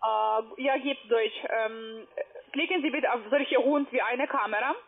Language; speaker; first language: German; non-native, fluent; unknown